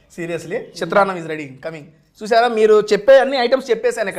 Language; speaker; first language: Telugu; native; Telugu